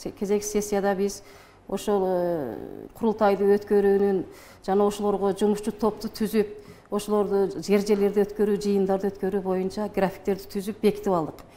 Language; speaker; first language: Kyrgyz; native; Kyrgyz